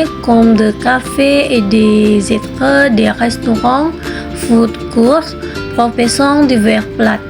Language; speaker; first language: French; non-native, learner; Indonesian